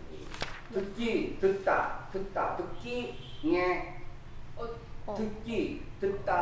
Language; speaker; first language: Vietnamese; non-native, learner; Korean